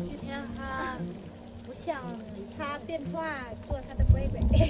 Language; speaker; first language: Chinese; non-native, learner; Vietnamese